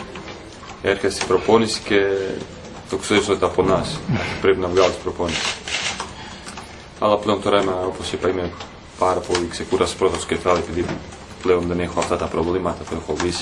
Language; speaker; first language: Greek; non-native, fluent; Croatian